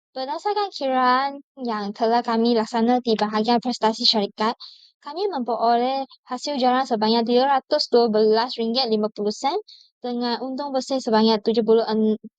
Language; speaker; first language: Malay; non-native, local second language; Chinese